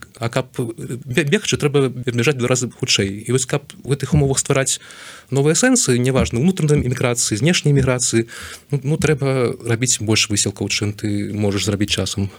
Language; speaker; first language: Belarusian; native; Belarusian